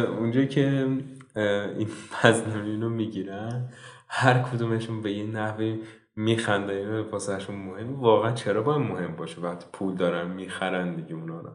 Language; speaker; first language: Persian; native; Persian